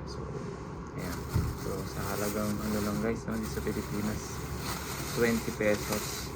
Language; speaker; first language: Filipino; native; Filipino